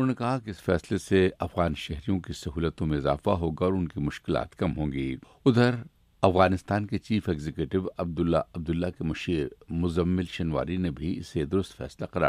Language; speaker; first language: Urdu; native; Urdu